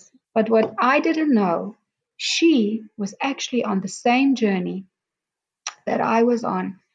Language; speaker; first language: English; non-native, local second language; Afrikaans